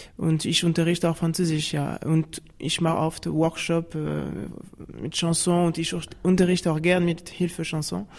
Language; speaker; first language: German; non-native, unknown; French